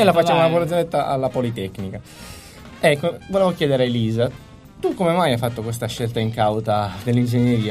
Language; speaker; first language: Italian; native; Italian